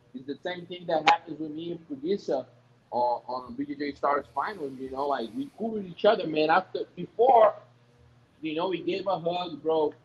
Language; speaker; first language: English; non-native, fluent; Portuguese